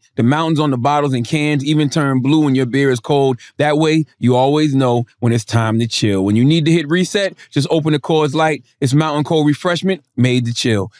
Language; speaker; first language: English; native; English